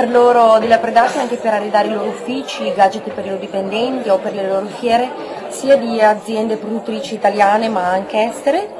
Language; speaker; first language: Italian; native; Italian